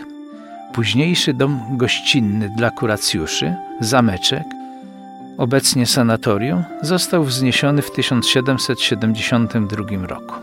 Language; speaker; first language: Polish; native; Polish